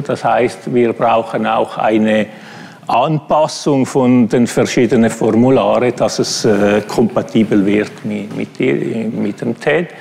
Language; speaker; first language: German; non-native, fluent; Italian